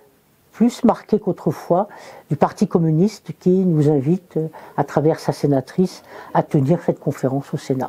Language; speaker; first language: French; native; French